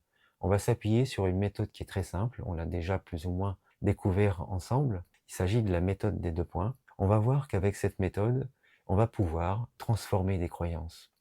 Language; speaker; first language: French; native; French